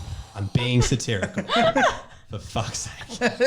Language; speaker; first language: English; native; English